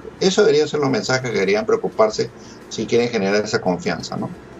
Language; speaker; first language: Spanish; native; Spanish